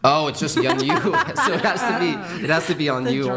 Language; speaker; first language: English; native; English